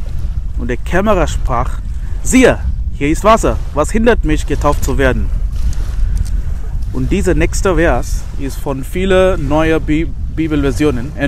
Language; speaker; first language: German; non-native, fluent; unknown